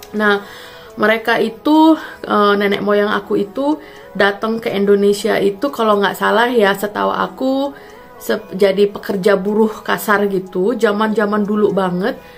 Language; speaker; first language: Indonesian; native; Indonesian